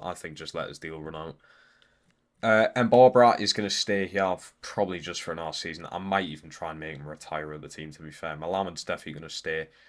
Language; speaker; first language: English; native; English